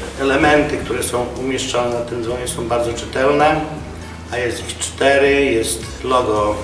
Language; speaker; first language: Polish; native; Polish